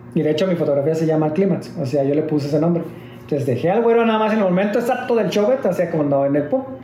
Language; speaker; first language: Spanish; native; Spanish